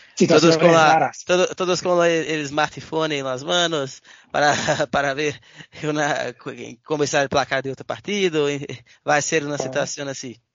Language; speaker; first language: Spanish; non-native, learner; Portuguese